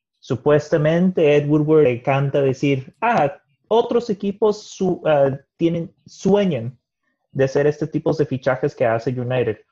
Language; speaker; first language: Spanish; early bilingual, heritage; Spanish